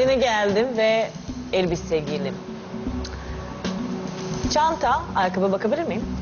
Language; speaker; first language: Turkish; non-native, learner; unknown